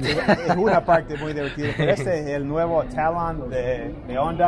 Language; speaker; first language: Spanish; non-native, fluent; English